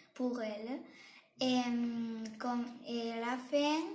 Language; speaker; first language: French; non-native, learner; Catalan